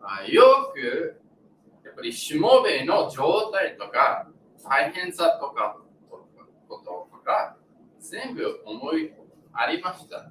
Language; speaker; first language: Japanese; non-native, learner; English